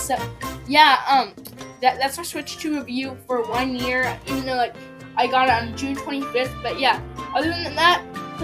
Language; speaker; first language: English; native; English